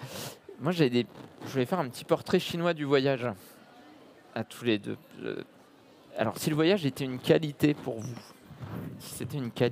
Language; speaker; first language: French; native; French